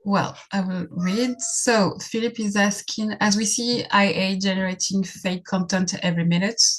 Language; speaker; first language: English; non-native, fluent; French